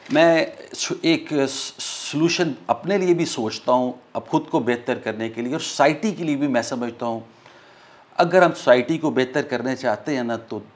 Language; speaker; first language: Urdu; non-native, local second language; Punjabi